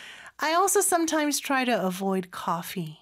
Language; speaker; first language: English; non-native, fluent; Korean